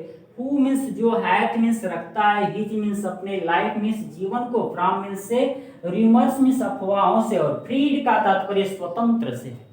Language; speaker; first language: Hindi; native; Hindi